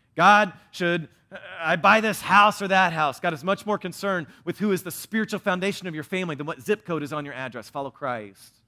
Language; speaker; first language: English; native; English